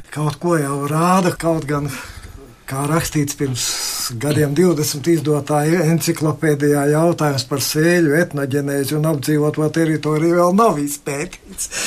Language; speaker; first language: Latvian; native; Latvian